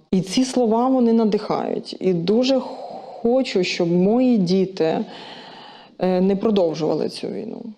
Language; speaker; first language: Ukrainian; native; Ukrainian